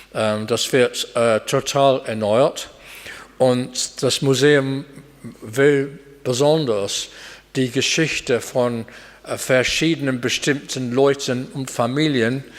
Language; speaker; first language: German; non-native, fluent; English